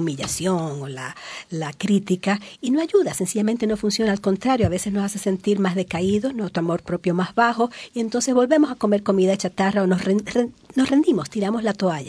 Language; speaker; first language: Spanish; native; Spanish